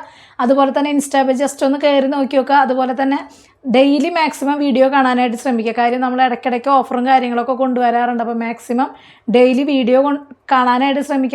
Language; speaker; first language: Malayalam; native; Malayalam